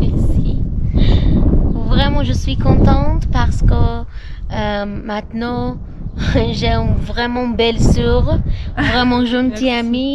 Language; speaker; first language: French; non-native, learner; Persian